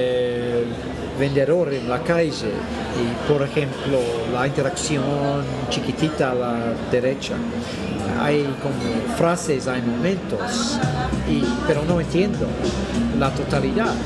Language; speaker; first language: Spanish; non-native, fluent; English